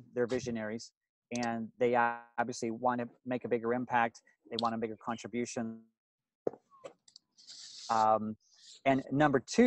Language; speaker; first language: English; native; English